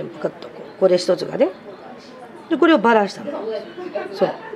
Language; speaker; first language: Japanese; native; Japanese